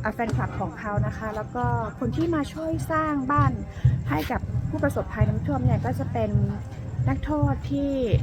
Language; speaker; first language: Thai; non-native, local second language; Karen languages